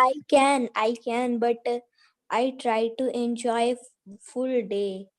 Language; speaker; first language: English; non-native, learner; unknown